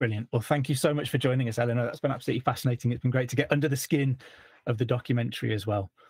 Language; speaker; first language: English; native; English